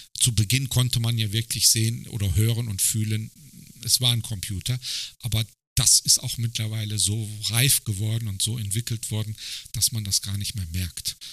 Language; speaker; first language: German; early bilingual, other home language; Turkish